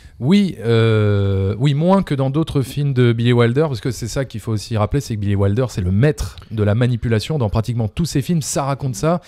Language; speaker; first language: French; native; French